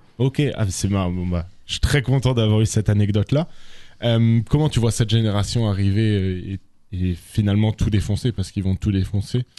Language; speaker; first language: French; native; French